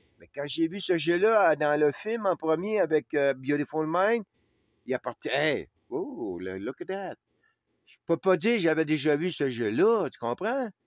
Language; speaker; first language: French; native; French